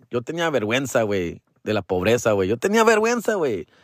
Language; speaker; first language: Spanish; early bilingual, heritage; Spanish